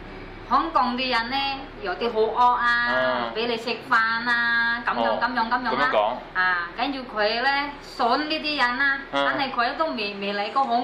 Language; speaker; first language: Chinese; non-native, learner; Indonesian